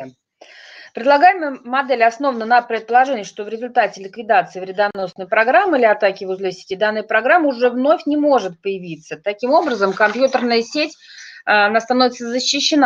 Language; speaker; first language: Russian; native; Russian